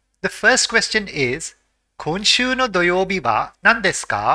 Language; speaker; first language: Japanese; non-native, fluent; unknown